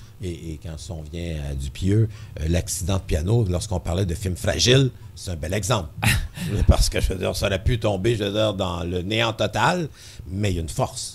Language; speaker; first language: French; native; French